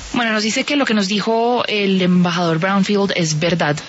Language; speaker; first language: Spanish; native; Spanish